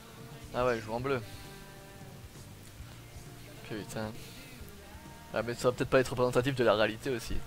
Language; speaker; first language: French; native; French